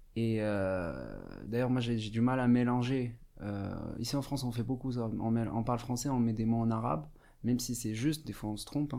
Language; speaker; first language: French; non-native, local second language; Arabic